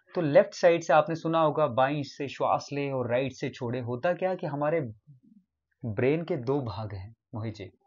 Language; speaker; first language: Hindi; non-native, local second language; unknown